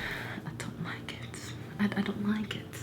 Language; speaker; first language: English; native; English